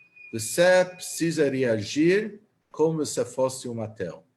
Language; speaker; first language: Portuguese; non-native, fluent; Hebrew